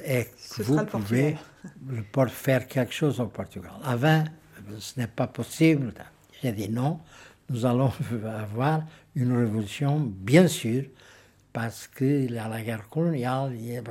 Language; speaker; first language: French; non-native, fluent; Portuguese